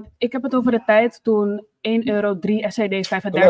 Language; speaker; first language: Dutch; native; Dutch